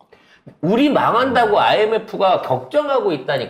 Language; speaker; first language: Korean; native; Korean